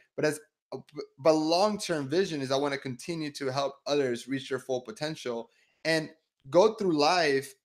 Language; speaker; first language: English; early bilingual, other home language; Spanish